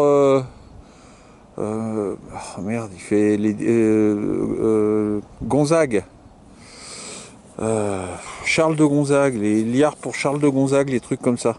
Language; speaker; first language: French; native; French